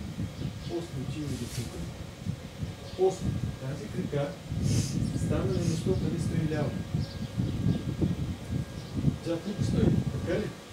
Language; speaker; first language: Bulgarian; non-native, learner; Russian